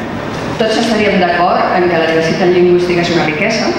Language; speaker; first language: Catalan; non-native, local second language; Spanish